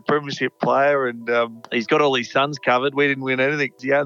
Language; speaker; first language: English; native; English